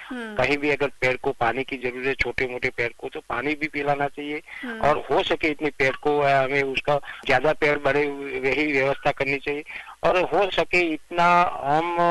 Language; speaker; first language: Hindi; non-native, local second language; Gujarati